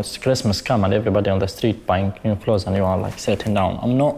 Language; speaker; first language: English; non-native, learner; Arabic